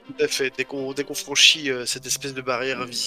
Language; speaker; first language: French; native; French